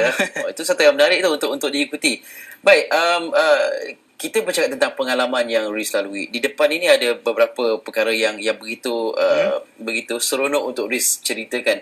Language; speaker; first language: Malay; native; Malay